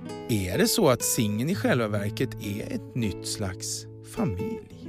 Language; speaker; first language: Swedish; native; Swedish